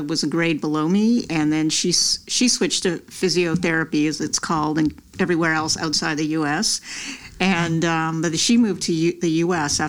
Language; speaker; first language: English; native; English